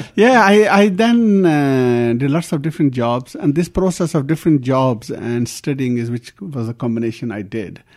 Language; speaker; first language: English; early bilingual, other home language; Punjabi